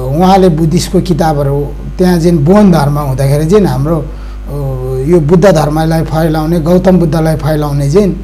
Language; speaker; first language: Nepali; non-native, local second language; Eastern Tamang